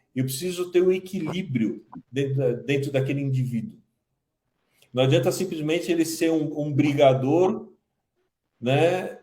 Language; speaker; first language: Portuguese; early bilingual, other home language; Kabuverdianu